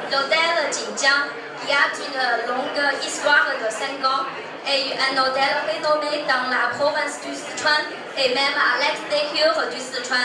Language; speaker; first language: French; non-native, learner; Chinese